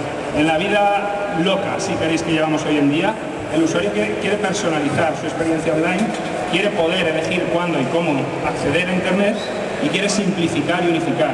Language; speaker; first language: Spanish; native; Spanish